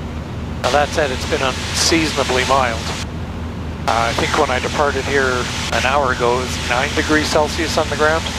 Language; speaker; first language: English; native; English